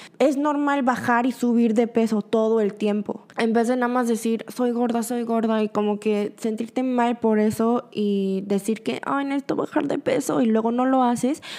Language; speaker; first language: Spanish; early bilingual, other home language; Korean